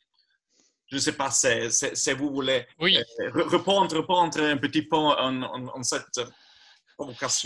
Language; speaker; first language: French; non-native, learner; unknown